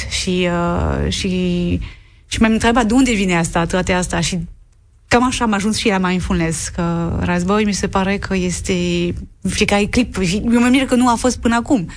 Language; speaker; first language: Romanian; non-native, learner; French